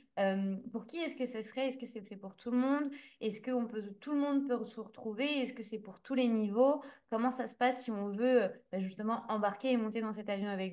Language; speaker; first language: French; native; French